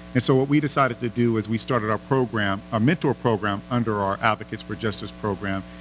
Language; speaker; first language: English; native; English